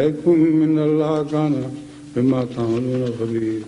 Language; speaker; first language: Urdu; native; Urdu